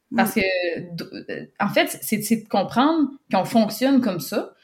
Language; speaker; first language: French; native; French